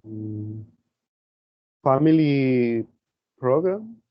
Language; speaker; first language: English; non-native, learner; Spanish